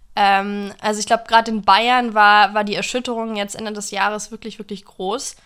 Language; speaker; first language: German; non-native, fluent; English